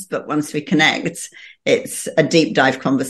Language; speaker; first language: English; native; English